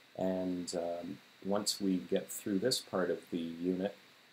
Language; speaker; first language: English; native; English